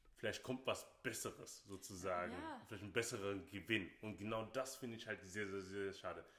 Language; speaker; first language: German; non-native, fluent; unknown